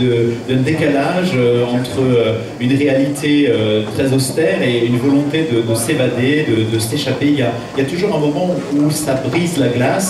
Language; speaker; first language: French; native; French